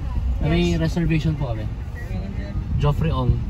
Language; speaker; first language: Filipino; native; Filipino